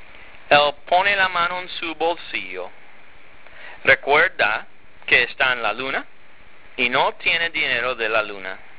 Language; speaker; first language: Spanish; non-native, fluent; English